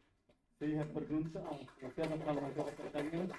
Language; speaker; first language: Indonesian; non-native, fluent; Tetum